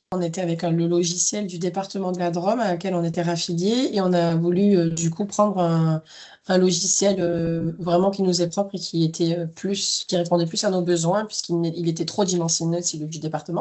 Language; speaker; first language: French; native; French